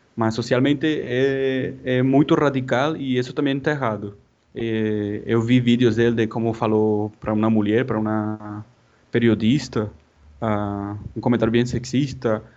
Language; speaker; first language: Portuguese; non-native, fluent; Spanish